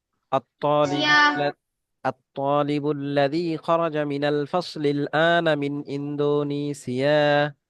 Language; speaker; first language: Arabic; non-native, fluent; Bangla